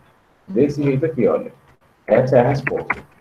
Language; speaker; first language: Portuguese; native; Portuguese